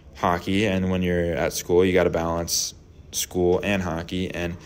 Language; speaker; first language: English; native; English